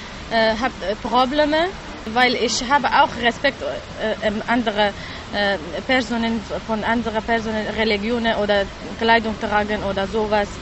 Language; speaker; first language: German; non-native, learner; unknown